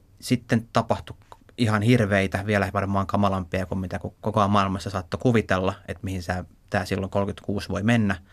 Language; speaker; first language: Finnish; native; Finnish